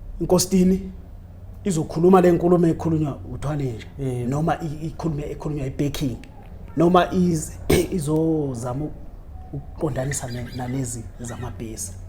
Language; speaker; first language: Zulu; native; Zulu